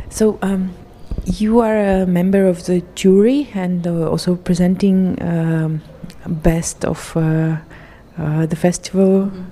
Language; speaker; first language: English; non-native, fluent; Bosnian